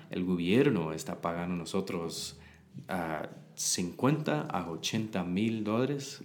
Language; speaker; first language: Spanish; non-native, learner; English